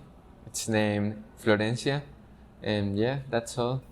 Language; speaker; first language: English; non-native, fluent; Spanish